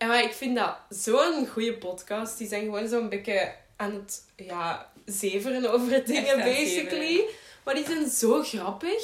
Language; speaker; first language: Dutch; native; Dutch